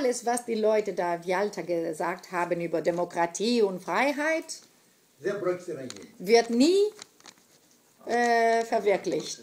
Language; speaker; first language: German; non-native, fluent; Greek